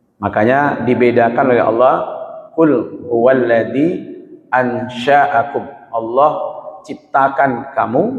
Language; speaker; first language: Malay; non-native, local second language; Minangkabau